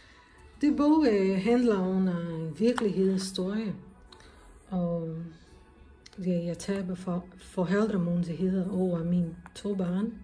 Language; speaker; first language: Danish; non-native, learner; Portuguese